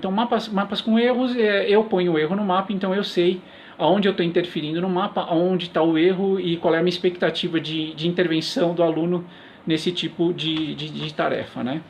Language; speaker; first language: Portuguese; native; Portuguese